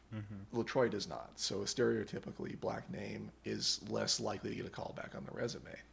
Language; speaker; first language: English; native; English